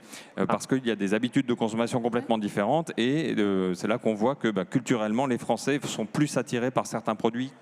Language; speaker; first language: French; native; French